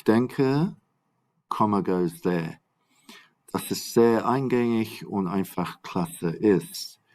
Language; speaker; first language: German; non-native, fluent; English